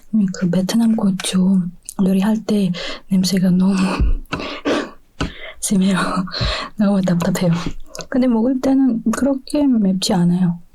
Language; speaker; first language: Korean; non-native, fluent; Indonesian